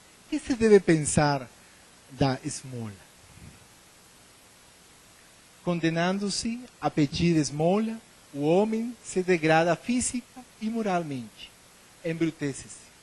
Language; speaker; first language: Portuguese; non-native, learner; Spanish